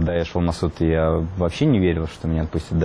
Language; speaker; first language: Russian; native; Russian